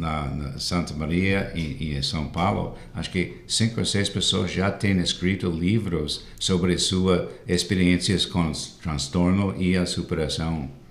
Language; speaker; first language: Portuguese; non-native, fluent; English